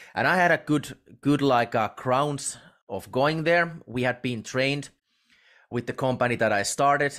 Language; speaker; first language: English; non-native, fluent; Finnish